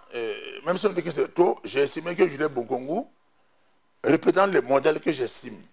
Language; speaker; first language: French; non-native, local second language; Mossi